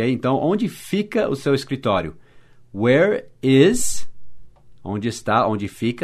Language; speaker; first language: Portuguese; non-native, fluent; English